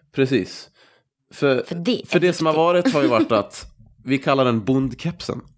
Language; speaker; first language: Swedish; non-native, fluent; Italian